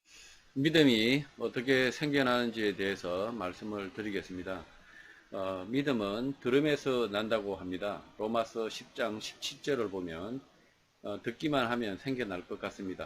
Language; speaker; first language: Korean; native; Korean